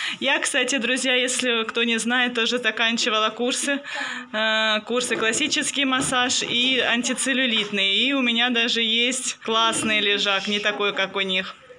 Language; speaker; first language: Russian; native; Russian